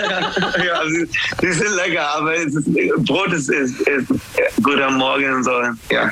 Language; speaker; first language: German; non-native, fluent; English